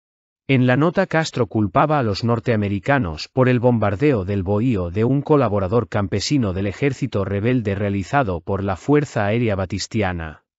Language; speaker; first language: Spanish; native; Spanish